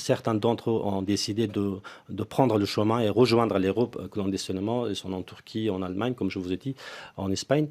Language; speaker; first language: French; non-native, fluent; Persian